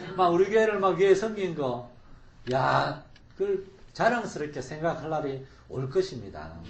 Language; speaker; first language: Korean; native; Korean